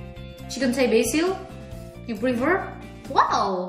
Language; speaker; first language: English; non-native, fluent; Indonesian